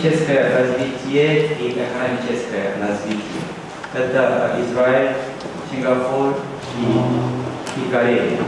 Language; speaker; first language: Russian; non-native, learner; Korean